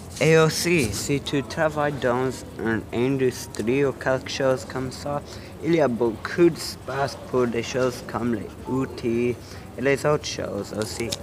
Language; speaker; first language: French; non-native, learner; English